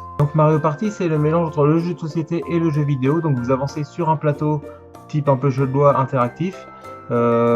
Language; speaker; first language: French; native; French